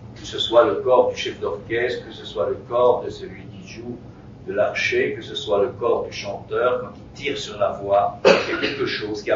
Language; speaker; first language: French; native; French